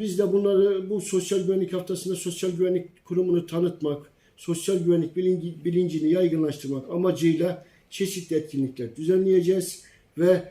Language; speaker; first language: Turkish; native; Turkish